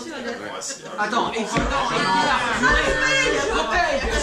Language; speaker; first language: French; native; French